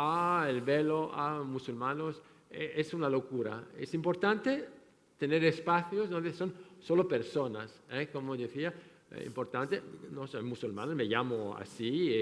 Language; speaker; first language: Spanish; non-native, fluent; French